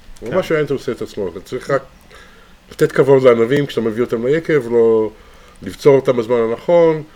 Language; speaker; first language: Hebrew; native; Hebrew